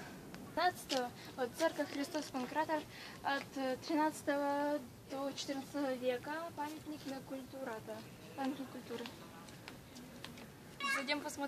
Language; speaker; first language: Russian; native; Russian